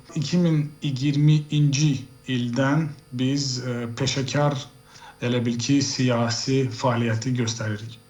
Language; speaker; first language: Azerbaijani; early bilingual, heritage; Azerbaijani